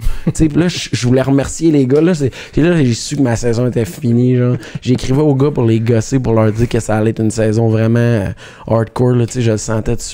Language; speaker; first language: French; native; French